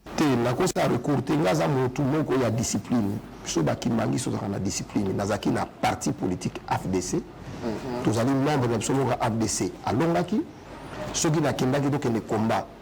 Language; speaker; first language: Lingala; non-native, local second language; Kongo